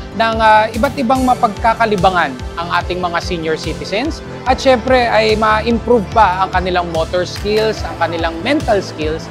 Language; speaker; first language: Filipino; native; Filipino